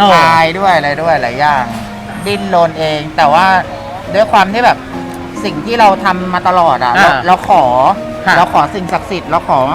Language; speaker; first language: Thai; native; Thai